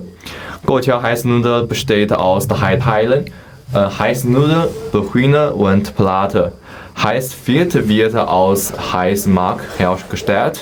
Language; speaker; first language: German; non-native, learner; Chinese